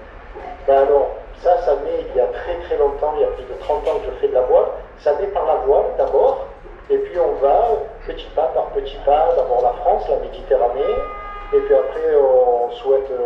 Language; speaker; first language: French; native; French